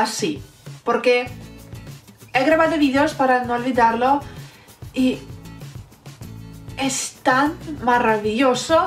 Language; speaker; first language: Spanish; non-native, fluent; Russian